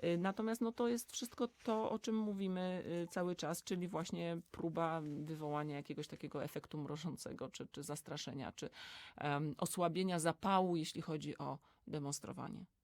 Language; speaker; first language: Polish; native; Polish